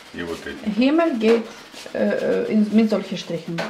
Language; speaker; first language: German; non-native, learner; Russian